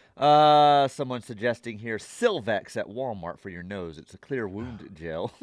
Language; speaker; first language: English; native; English